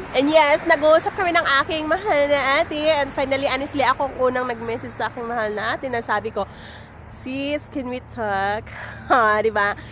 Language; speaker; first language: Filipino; non-native, local second language; Cebuano